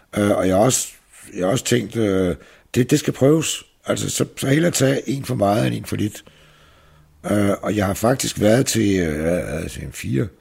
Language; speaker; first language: Danish; native; Danish